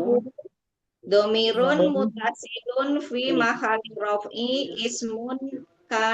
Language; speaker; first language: Arabic; non-native, learner; Indonesian